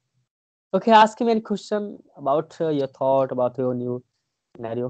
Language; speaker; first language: English; non-native, fluent; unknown